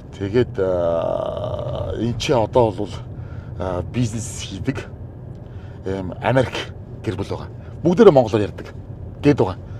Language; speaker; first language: Mongolian; native; Mongolian